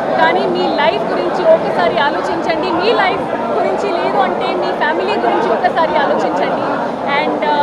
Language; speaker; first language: Telugu; non-native, learner; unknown